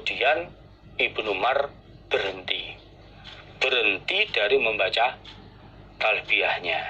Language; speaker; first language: Indonesian; non-native, local second language; Javanese